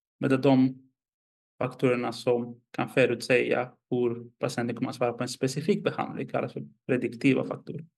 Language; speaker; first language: Swedish; non-native, fluent; Greek